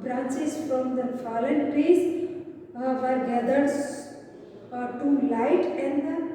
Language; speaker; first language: English; non-native, local second language; Hindi